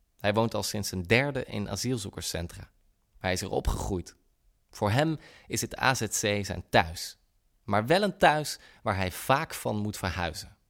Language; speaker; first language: Dutch; native; Dutch